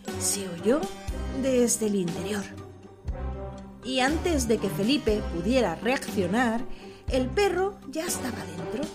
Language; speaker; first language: Spanish; native; Spanish